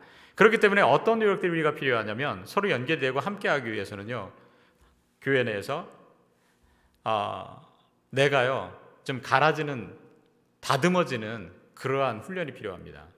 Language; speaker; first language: Korean; native; Korean